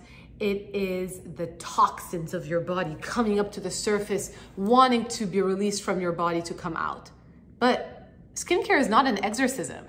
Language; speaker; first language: English; native; English